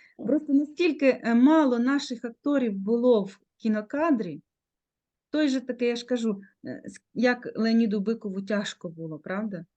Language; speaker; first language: Ukrainian; native; Ukrainian